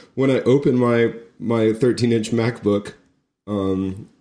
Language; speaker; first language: English; native; English